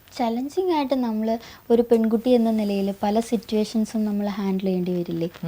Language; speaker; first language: Malayalam; non-native, local second language; Tamil